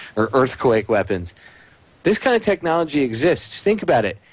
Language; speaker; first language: English; native; English